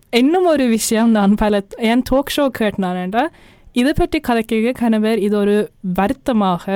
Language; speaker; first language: Tamil; early bilingual, heritage; Tamil